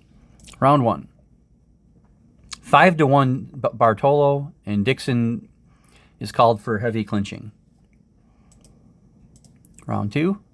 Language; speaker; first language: English; native; English